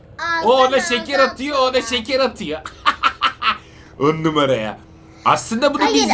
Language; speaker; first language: Turkish; native; Turkish